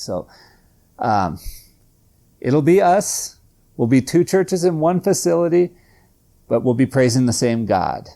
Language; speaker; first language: English; native; English